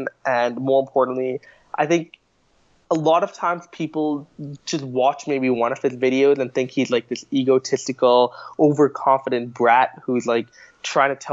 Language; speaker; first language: English; native; English